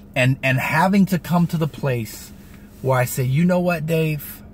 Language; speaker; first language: English; native; English